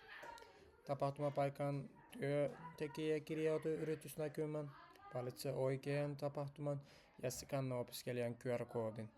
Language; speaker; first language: Finnish; non-native, learner; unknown